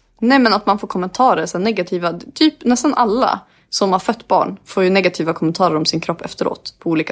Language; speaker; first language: Swedish; native; Swedish